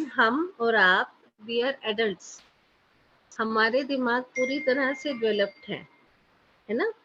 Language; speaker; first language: Hindi; native; Hindi